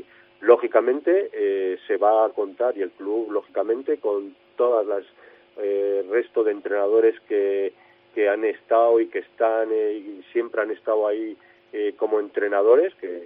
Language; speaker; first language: Spanish; native; Spanish